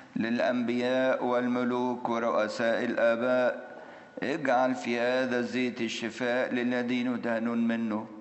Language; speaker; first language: Arabic; native; Arabic